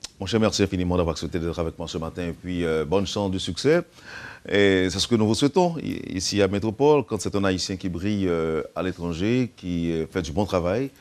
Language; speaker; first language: French; non-native, local second language; Haitian Creole